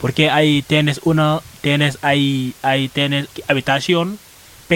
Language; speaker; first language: Spanish; non-native, learner; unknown